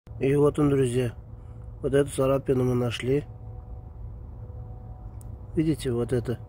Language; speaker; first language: Russian; non-native, fluent; Uzbek